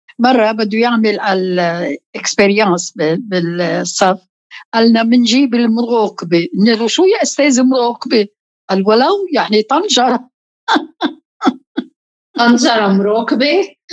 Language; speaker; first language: Arabic; native; Arabic